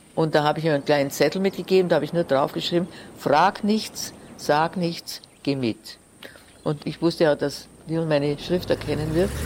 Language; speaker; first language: German; native; German